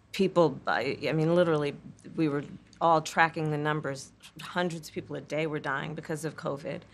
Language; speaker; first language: English; native; English